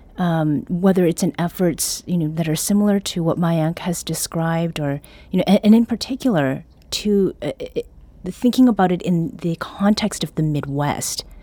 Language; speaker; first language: English; early bilingual, other home language; Korean